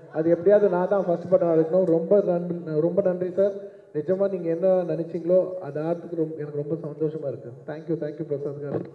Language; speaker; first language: Tamil; non-native, local second language; Telugu